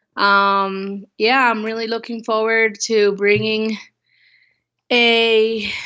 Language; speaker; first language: English; early bilingual, other home language; Spanish